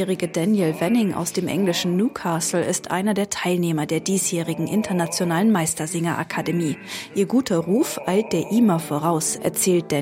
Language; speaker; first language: German; native; German